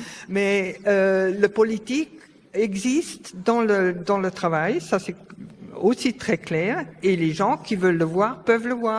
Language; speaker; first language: French; non-native, fluent; German